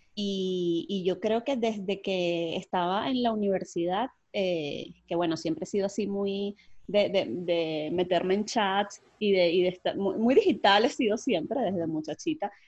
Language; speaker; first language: Spanish; native; Spanish